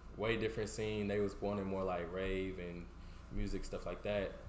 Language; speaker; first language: English; native; English